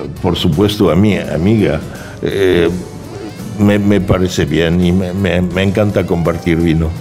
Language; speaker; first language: Spanish; non-native, fluent; French